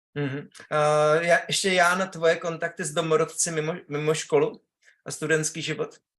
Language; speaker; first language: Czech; native; Czech